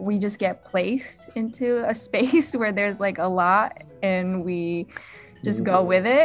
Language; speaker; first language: English; early bilingual, other home language; Arabic